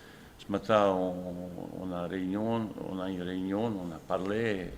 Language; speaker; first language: French; non-native, fluent; Bosnian